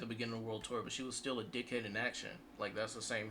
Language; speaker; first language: English; native; English